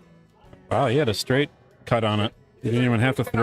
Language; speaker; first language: English; native; English